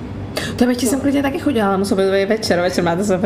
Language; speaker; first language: Czech; native; Czech